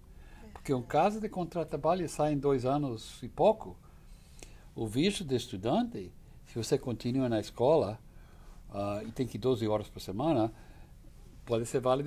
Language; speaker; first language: Portuguese; non-native, fluent; English